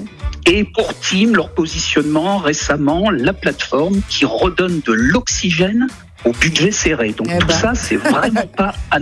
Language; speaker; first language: French; native; French